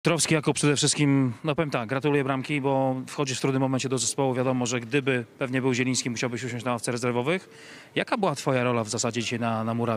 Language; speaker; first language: Polish; native; Polish